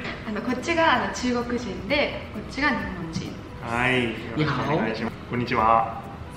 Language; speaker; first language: Japanese; non-native, fluent; Mongolian